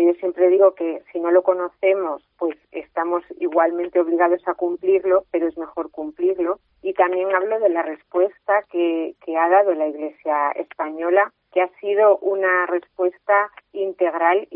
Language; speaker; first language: Spanish; native; Spanish